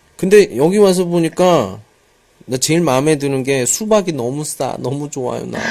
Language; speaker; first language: Korean; native; Korean